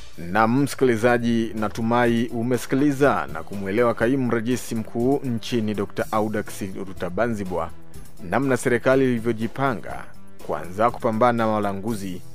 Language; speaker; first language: Swahili; native; Swahili